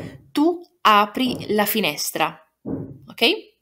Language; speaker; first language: Italian; non-native, fluent; Portuguese